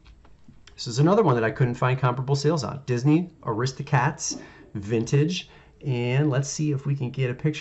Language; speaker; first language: English; native; English